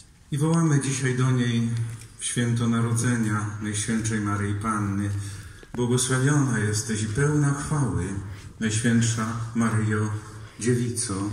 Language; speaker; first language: Polish; native; Polish